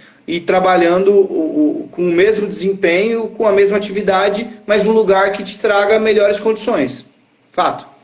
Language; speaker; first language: Portuguese; native; Portuguese